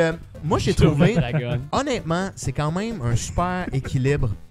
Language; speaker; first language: French; native; French